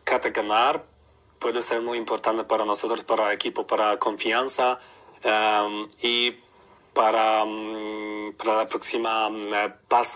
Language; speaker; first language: Spanish; non-native, learner; Polish